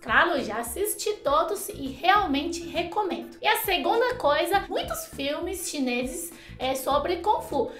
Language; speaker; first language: Portuguese; non-native, fluent; Chinese